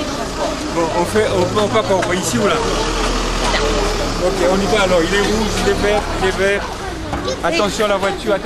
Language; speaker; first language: French; native; French